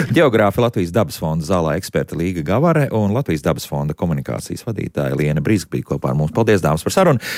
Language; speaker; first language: Latvian; native; Latvian